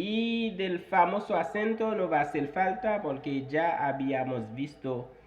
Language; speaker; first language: Spanish; non-native, fluent; Haitian Creole